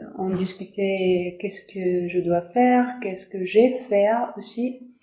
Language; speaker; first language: French; non-native, learner; Arabic